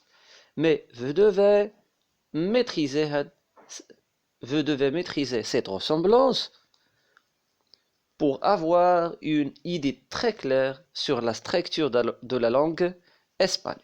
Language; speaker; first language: French; non-native, local second language; Arabic